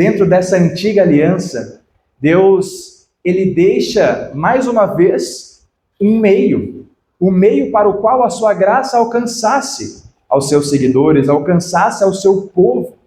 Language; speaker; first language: Portuguese; native; Portuguese